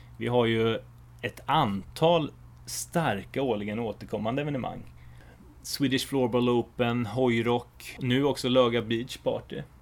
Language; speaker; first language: Swedish; native; Swedish